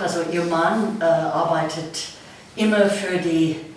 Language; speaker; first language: German; non-native, fluent; English